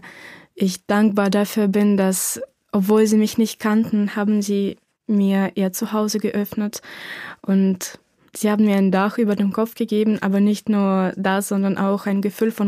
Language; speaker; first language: German; non-native, fluent; Ukrainian